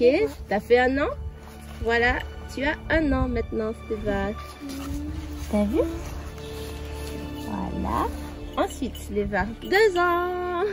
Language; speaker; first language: French; native; French